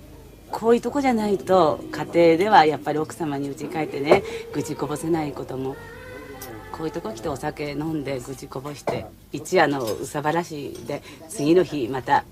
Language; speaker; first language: Japanese; native; Japanese